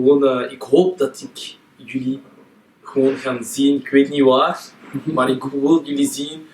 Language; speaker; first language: Dutch; non-native, local second language; French